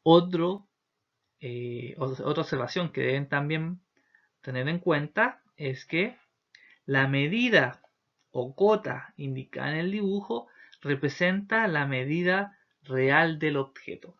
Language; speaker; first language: Spanish; native; Spanish